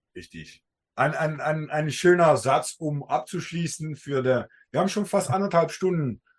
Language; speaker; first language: German; early bilingual, heritage; Dutch